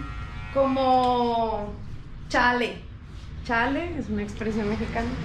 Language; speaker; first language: Spanish; native; Spanish